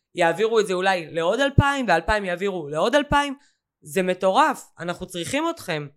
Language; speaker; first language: Hebrew; native; Hebrew